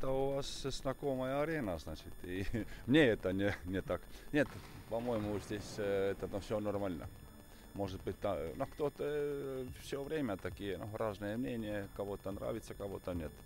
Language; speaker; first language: Russian; non-native, fluent; Estonian